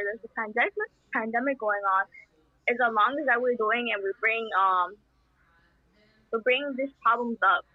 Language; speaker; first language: English; non-native, fluent; Spanish